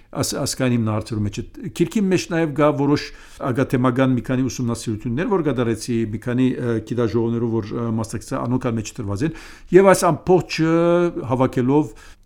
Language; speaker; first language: Armenian; early bilingual, heritage; Armenian